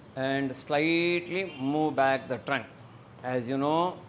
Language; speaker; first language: English; non-native, local second language; Kannada